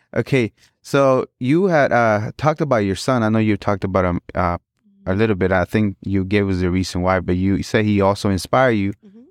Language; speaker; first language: English; early bilingual, other home language; Spanish